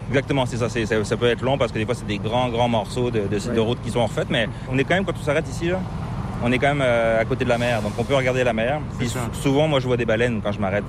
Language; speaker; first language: French; native; French